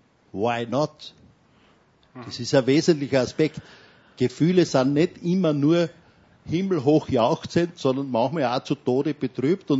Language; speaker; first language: German; native; German